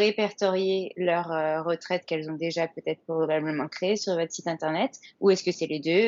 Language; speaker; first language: French; native; French